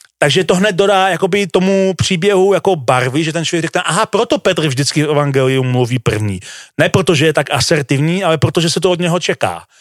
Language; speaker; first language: Czech; native; Czech